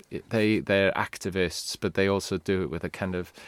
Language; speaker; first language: English; non-native, local second language; Welsh